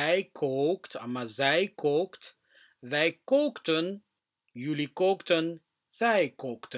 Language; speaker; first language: Dutch; non-native, fluent; Somali